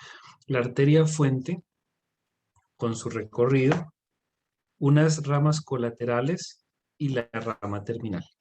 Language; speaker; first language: Spanish; native; Spanish